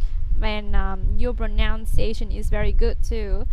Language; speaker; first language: English; non-native, fluent; Vietnamese